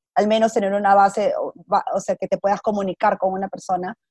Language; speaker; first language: Spanish; native; Spanish